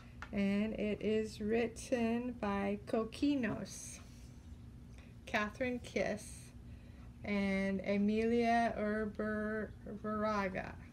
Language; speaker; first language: English; native; English